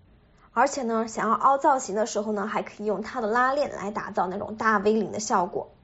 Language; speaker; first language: Chinese; native; Chinese